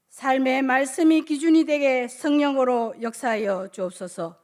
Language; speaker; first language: Korean; native; Korean